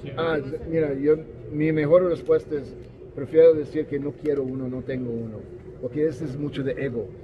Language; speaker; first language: Spanish; non-native, fluent; English